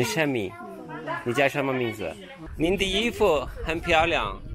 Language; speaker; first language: Chinese; non-native, learner; Turkish